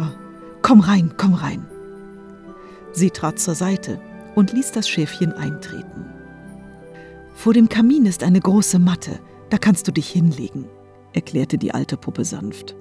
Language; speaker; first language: German; native; German